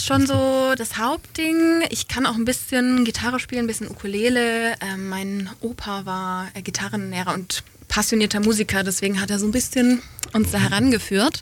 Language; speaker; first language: German; native; German